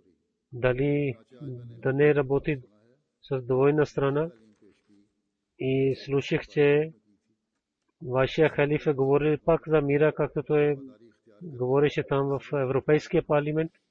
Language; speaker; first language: Bulgarian; non-native, fluent; Urdu